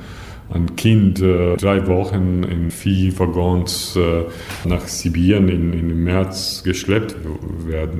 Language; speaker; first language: German; non-native, fluent; Latvian